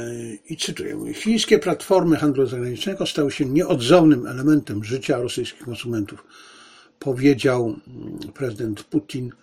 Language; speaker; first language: Polish; native; Polish